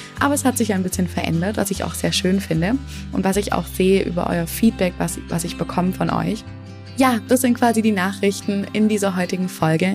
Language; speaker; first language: German; native; German